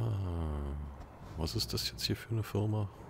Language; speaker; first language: German; native; German